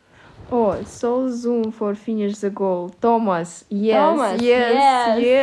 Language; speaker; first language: English; non-native, learner; Russian